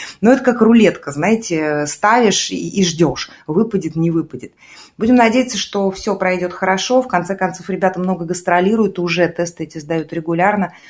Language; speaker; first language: Russian; native; Russian